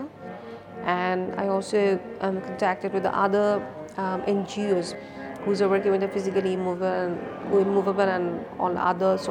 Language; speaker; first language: English; non-native, local second language; Bangla